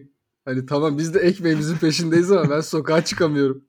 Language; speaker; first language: Turkish; native; Turkish